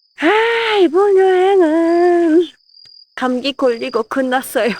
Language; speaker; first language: Korean; non-native, fluent; Japanese